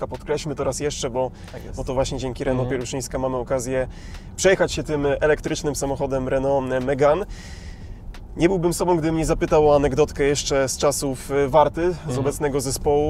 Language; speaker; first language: Polish; native; Polish